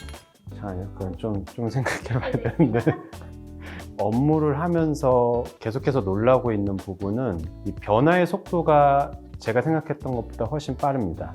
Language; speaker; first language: Korean; native; Korean